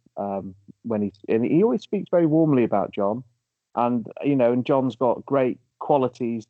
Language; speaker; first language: English; native; English